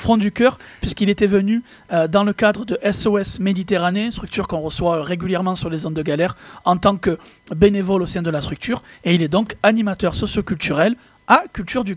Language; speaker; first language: French; native; French